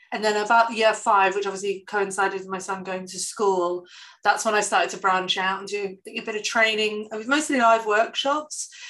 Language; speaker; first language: English; native; English